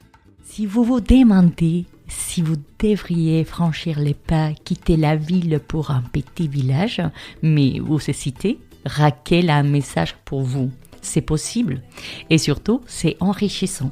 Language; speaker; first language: French; non-native, fluent; Spanish